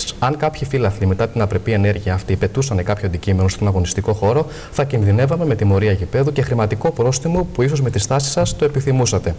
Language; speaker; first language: Greek; native; Greek